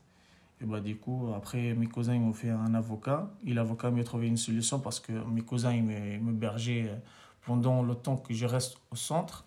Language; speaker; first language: French; non-native, local second language; Arabic